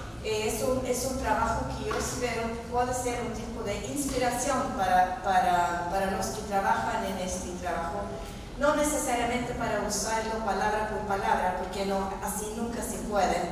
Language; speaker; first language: Spanish; non-native, fluent; Norwegian